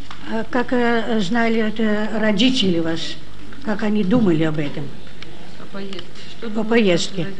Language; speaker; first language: Russian; non-native, learner; Dutch